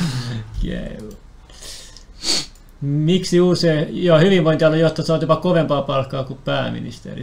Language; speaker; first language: Finnish; native; Finnish